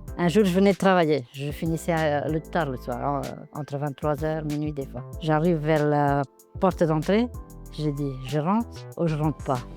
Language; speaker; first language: French; early bilingual, other home language; Portuguese